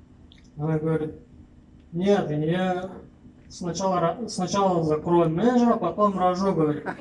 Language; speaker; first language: Russian; non-native, local second language; Kyrgyz